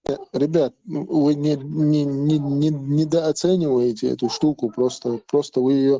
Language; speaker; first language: Russian; non-native, local second language; Chechen